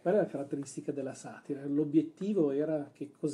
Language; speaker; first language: Italian; native; Italian